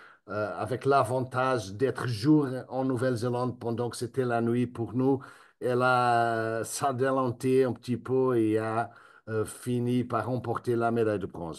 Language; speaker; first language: French; non-native, fluent; Spanish